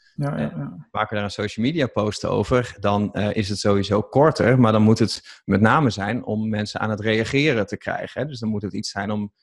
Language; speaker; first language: Dutch; native; Dutch